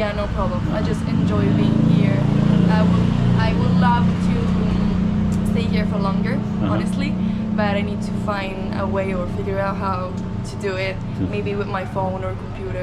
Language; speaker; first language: English; non-native, fluent; Italian